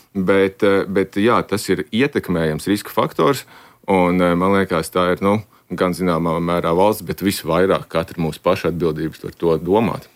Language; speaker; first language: Latvian; native; Latvian